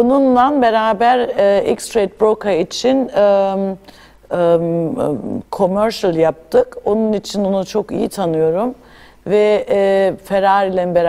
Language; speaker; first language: Turkish; early bilingual, other home language; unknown